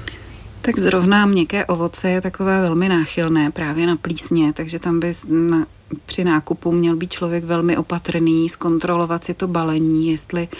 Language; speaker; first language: Czech; native; Czech